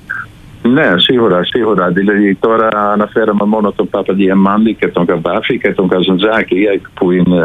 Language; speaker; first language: Greek; non-native, fluent; Dutch